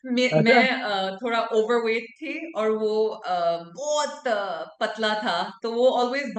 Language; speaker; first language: Hindi; non-native, local second language; English